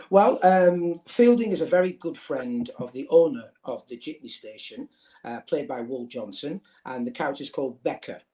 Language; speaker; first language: English; native; English